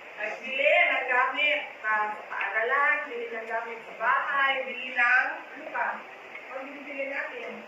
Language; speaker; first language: Filipino; non-native, local second language; Bikol